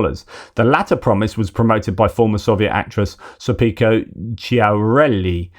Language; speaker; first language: English; native; English